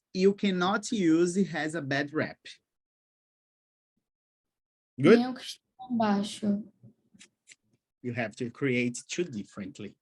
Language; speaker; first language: English; non-native, fluent; Portuguese